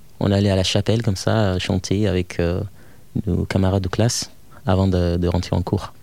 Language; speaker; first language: French; non-native, fluent; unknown